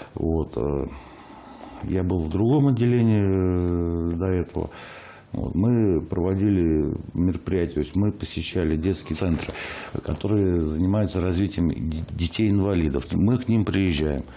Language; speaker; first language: Russian; native; Russian